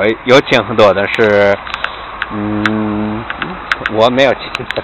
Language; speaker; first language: Chinese; non-native, learner; English